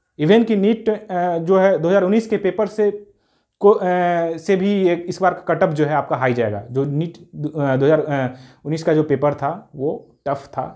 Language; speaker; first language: Hindi; native; Hindi